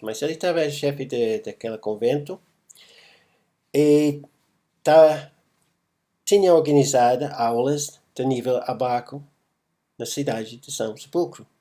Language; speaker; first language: Portuguese; non-native, fluent; English